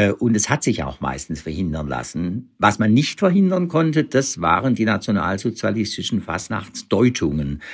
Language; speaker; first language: German; native; German